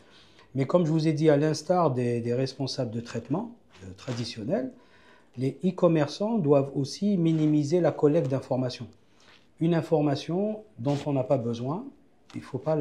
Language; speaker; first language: French; non-native, local second language; Arabic